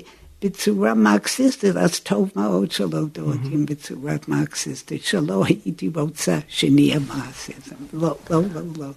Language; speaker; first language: Hebrew; non-native, fluent; English